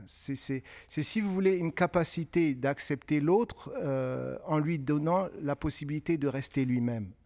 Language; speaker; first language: French; non-native, local second language; Kinyarwanda